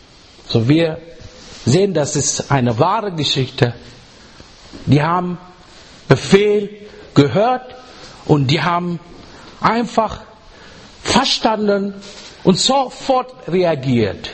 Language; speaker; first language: German; non-native, learner; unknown